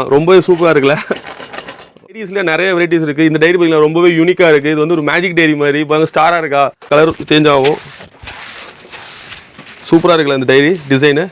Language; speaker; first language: Tamil; native; Tamil